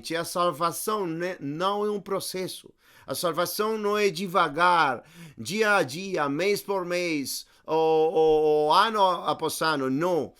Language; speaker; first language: Portuguese; non-native, fluent; Spanish